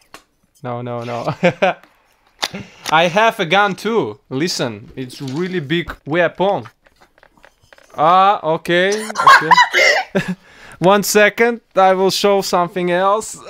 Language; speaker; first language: English; non-native, learner; Russian